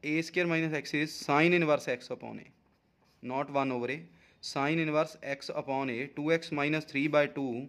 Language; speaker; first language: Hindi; non-native, local second language; Punjabi